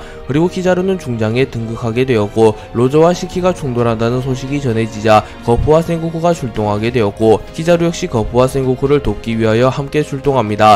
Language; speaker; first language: Korean; native; Korean